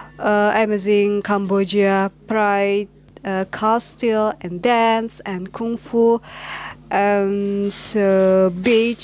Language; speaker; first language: English; non-native, learner; Indonesian